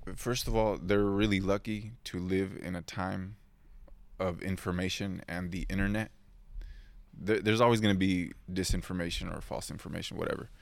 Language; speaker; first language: English; early bilingual, other home language; Spanish